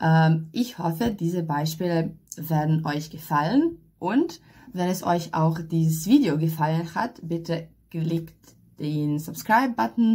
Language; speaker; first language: German; non-native, fluent; Hungarian